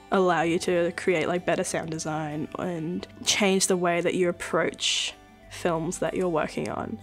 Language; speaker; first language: English; native; English